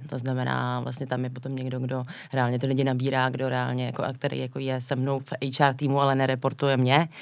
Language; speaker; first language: Czech; native; Czech